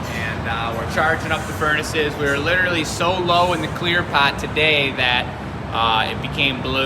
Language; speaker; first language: English; native; English